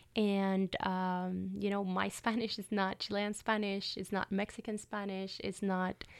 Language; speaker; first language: English; non-native, fluent; Spanish